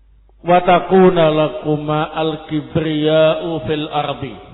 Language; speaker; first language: Arabic; non-native, fluent; Indonesian